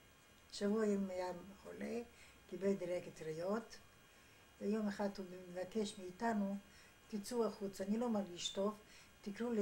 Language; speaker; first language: Hebrew; non-native, fluent; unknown